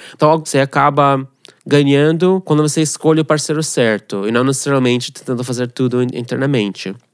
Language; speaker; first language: Portuguese; non-native, fluent; Russian